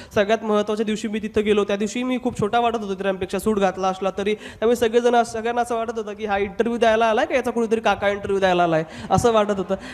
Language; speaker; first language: Marathi; non-native, local second language; Hindi